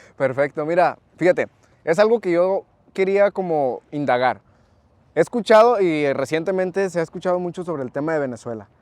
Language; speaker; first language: Spanish; native; Spanish